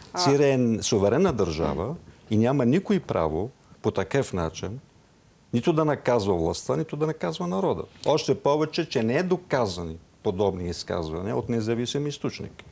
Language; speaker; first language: Bulgarian; non-native, fluent; Arabic